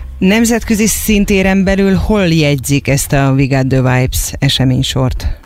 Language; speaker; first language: Hungarian; native; Hungarian